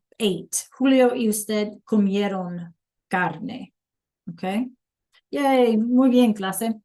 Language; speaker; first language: Spanish; non-native, fluent; English